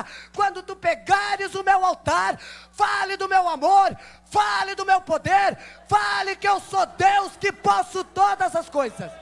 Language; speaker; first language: Portuguese; native; Portuguese